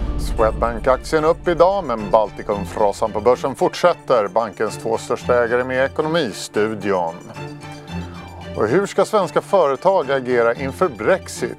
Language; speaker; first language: Swedish; native; Swedish